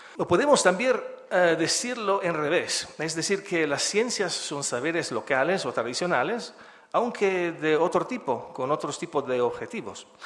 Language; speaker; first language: Spanish; non-native, fluent; Italian